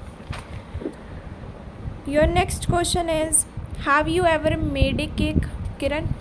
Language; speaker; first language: English; non-native, local second language; Punjabi